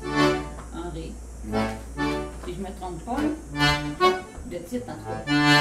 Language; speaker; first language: French; native; French